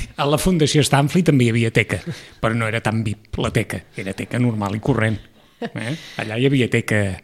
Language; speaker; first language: Catalan; native; Catalan